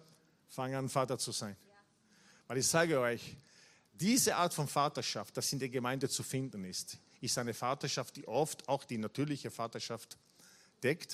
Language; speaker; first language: German; non-native, fluent; Italian